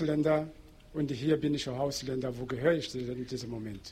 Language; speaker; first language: German; non-native, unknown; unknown